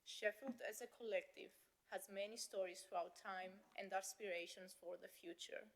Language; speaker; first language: English; non-native, fluent; Greek